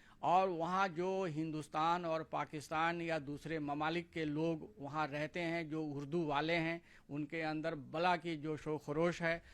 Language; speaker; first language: Urdu; native; Urdu